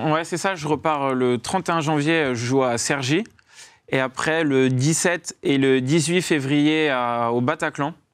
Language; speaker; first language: French; native; French